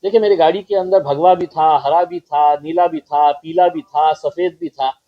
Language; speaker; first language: Hindi; non-native, local second language; Marathi